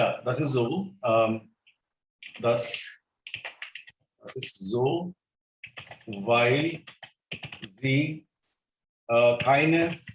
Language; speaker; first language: German; non-native, fluent; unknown